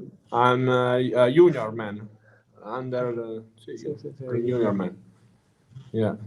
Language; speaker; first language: English; non-native, learner; Italian